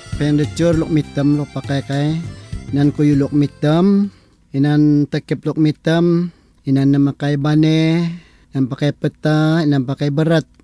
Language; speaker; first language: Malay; non-native, local second language; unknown